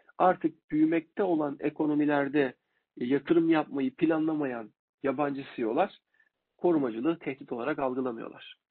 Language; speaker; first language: Turkish; native; Turkish